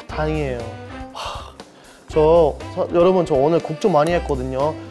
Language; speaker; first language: Korean; non-native, learner; English